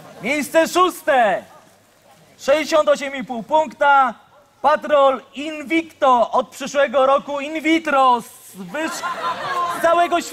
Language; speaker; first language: Polish; native; Polish